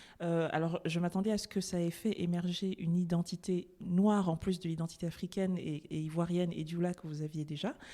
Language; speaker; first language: French; native; French